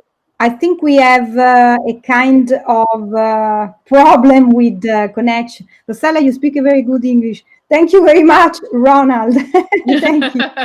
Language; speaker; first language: English; non-native, fluent; Italian